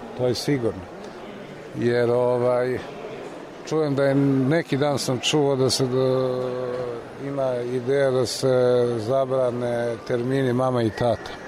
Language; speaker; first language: Serbian; native; Serbian